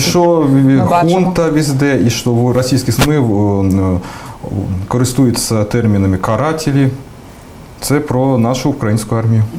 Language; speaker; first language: Ukrainian; early bilingual, heritage; Russian